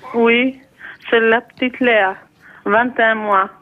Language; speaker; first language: French; non-native, learner; Albanian